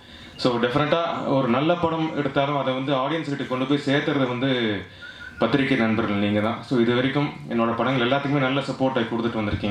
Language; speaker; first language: Tamil; native; Tamil